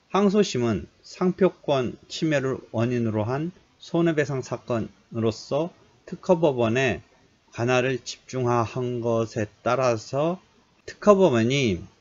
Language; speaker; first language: Korean; native; Korean